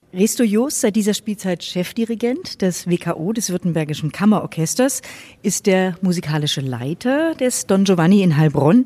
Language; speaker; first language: German; native; German